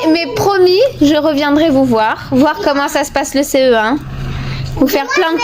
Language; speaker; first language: French; native; French